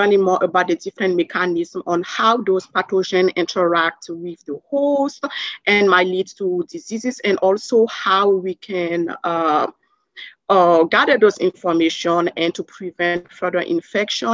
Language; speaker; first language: English; non-native, fluent; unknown